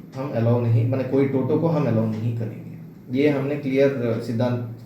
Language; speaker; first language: Hindi; non-native, local second language; Bangla